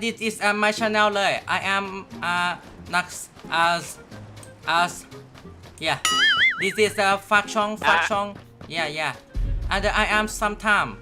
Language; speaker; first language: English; non-native, learner; Thai